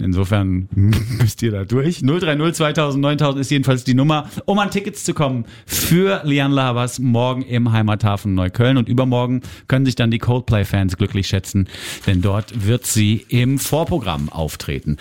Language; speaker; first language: German; native; German